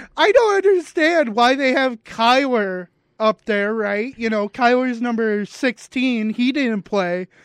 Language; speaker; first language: English; native; English